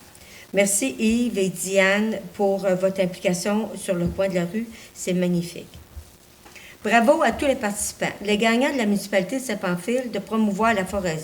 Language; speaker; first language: French; native; French